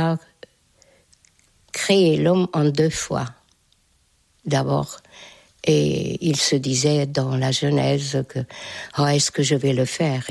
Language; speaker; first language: French; non-native, fluent; Hungarian